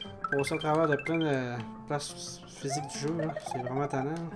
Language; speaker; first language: French; native; French